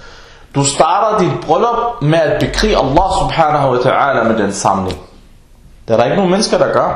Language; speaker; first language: Danish; early bilingual, other home language; Arabic